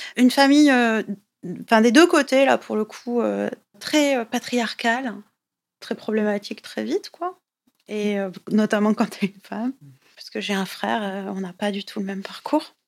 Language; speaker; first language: French; native; French